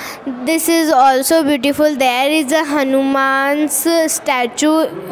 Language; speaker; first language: English; non-native, learner; Hindi